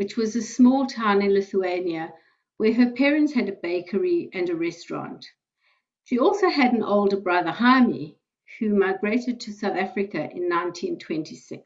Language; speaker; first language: English; native; English